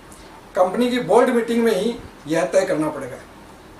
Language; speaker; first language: Hindi; native; Hindi